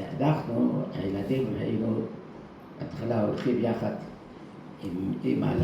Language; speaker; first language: Hebrew; early bilingual, other home language; Dutch